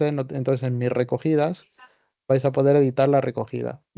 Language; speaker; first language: Spanish; native; Spanish